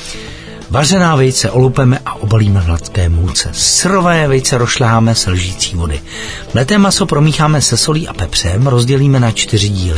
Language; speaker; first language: Czech; native; Czech